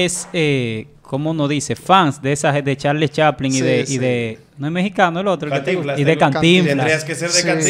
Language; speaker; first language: Spanish; native; Spanish